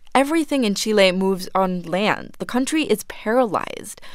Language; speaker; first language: English; non-native, fluent; Spanish